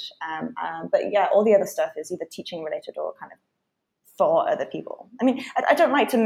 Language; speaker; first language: English; native; English